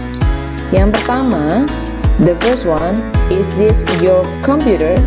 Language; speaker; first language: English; non-native, fluent; Indonesian